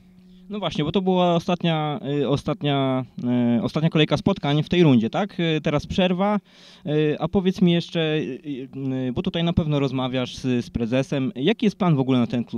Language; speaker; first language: Polish; native; Polish